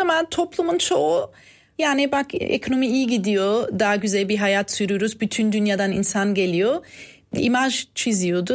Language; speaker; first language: Turkish; non-native, fluent; German